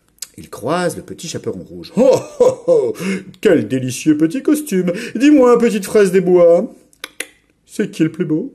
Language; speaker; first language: French; native; French